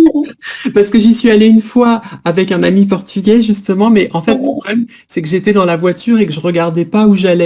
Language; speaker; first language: French; native; French